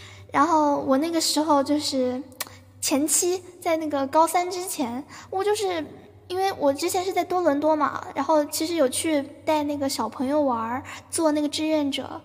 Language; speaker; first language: Chinese; native; Chinese